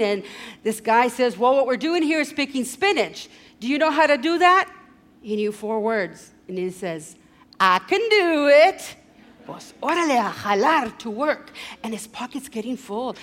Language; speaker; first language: English; early bilingual, other home language; Spanish